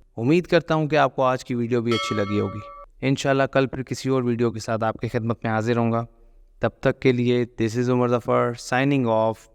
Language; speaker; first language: Urdu; native; Urdu